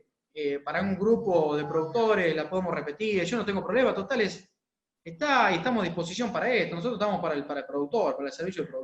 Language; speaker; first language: Spanish; native; Spanish